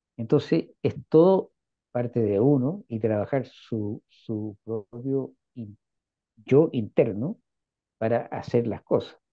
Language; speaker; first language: Spanish; native; Spanish